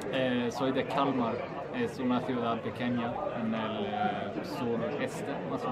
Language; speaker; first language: Spanish; non-native, fluent; Swedish